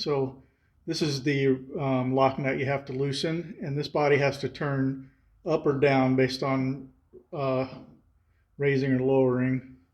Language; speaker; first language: English; native; English